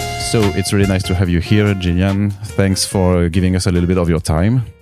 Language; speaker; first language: English; non-native, fluent; French